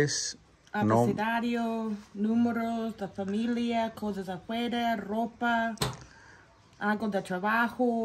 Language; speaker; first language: Spanish; non-native, learner; English